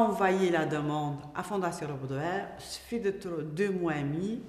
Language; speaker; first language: French; non-native, fluent; Albanian